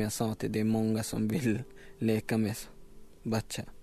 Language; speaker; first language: Swedish; non-native, learner; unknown